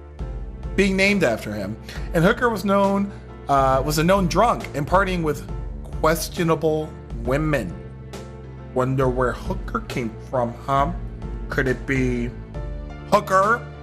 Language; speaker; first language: English; native; English